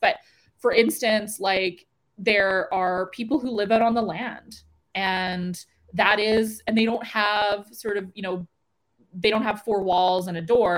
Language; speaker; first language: English; native; English